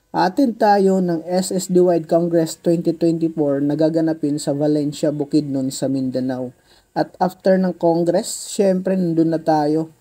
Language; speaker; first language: Filipino; non-native, local second language; Waray